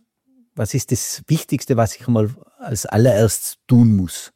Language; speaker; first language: German; native; German